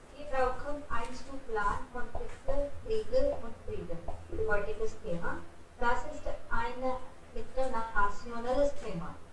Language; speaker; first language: German; non-native, learner; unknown